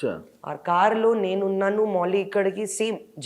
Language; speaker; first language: Telugu; non-native, learner; Hindi